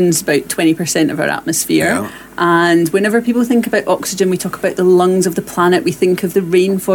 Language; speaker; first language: English; native; English